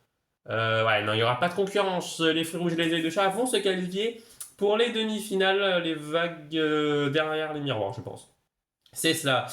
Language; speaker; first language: French; native; French